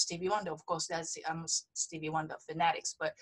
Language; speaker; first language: English; non-native, fluent; Japanese